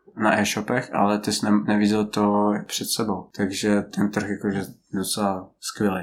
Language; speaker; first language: Czech; non-native, fluent; Russian